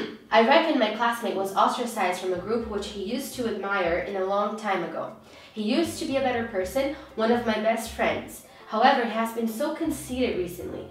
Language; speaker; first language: English; non-native, fluent; Portuguese